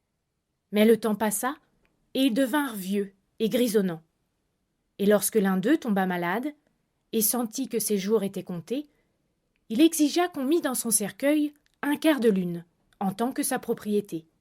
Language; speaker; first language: French; native; French